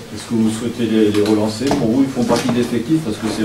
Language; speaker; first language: French; native; French